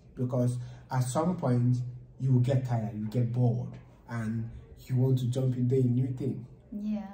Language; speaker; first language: English; non-native, local second language; Igbo